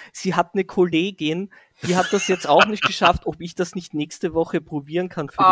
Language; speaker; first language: German; native; German